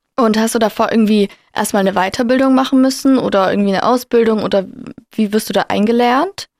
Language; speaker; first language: German; native; German